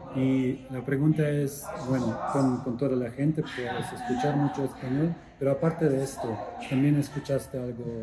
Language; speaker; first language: Spanish; non-native, fluent; German